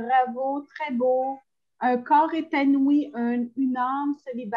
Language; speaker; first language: French; native; French